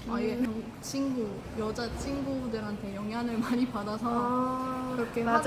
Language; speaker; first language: Korean; non-native, fluent; Ukrainian